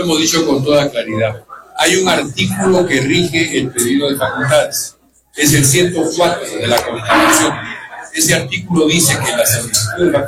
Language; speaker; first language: Spanish; native; Spanish